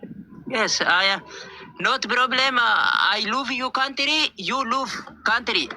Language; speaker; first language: English; non-native, learner; Oromo